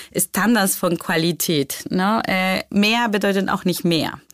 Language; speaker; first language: German; non-native, fluent; Spanish